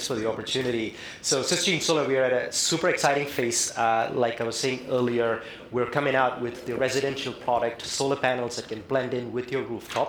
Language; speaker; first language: English; non-native, local second language; Tamil